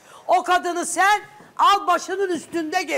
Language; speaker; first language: Turkish; native; Turkish